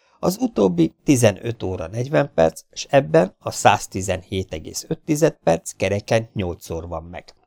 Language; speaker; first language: Hungarian; native; Hungarian